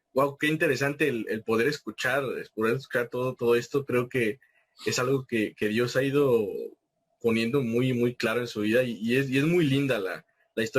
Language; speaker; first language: Spanish; native; Spanish